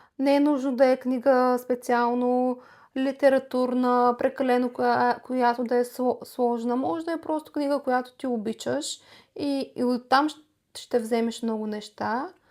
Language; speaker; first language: Bulgarian; non-native, local second language; Turkish